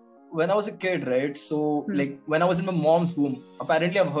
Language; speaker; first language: English; non-native, local second language; Hindi